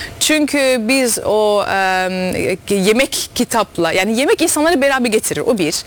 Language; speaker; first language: Turkish; early bilingual, heritage; Turkish